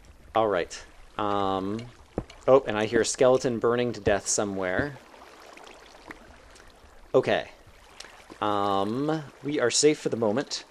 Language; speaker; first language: English; native; English